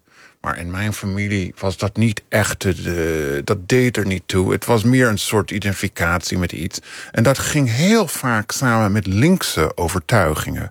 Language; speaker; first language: Dutch; non-native, fluent; English